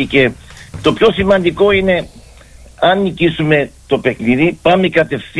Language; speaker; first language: Greek; early bilingual, heritage; Greek